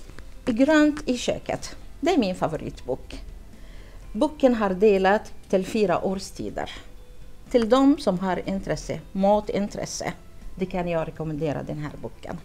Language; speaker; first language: Swedish; non-native, learner; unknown